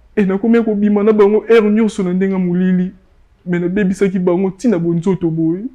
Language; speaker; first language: Lingala; non-native, local second language; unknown